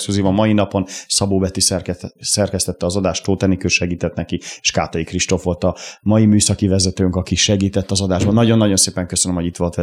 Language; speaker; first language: Hungarian; native; Hungarian